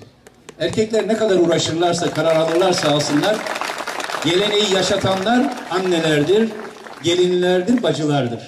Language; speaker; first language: Turkish; native; Turkish